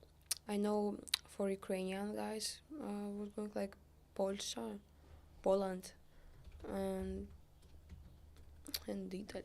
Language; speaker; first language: English; non-native, learner; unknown